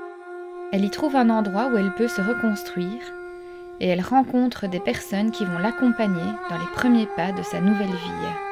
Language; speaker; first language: French; native; French